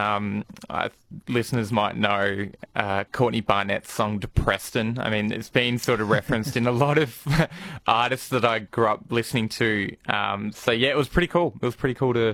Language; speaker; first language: English; native; English